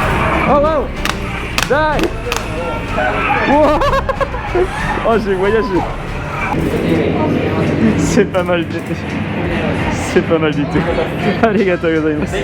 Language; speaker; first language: French; native; French